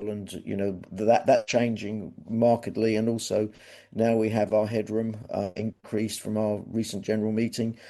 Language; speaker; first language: English; native; English